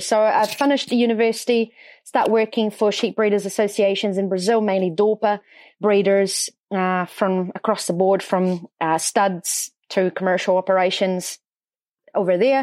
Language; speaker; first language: English; non-native, fluent; Portuguese